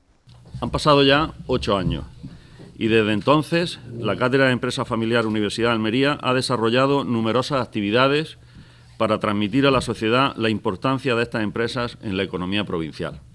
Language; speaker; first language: Spanish; native; Spanish